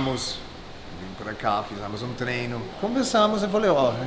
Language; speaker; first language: Portuguese; non-native, fluent; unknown